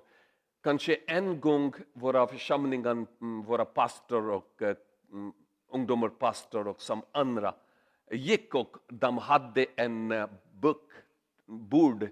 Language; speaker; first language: Swedish; non-native, learner; Urdu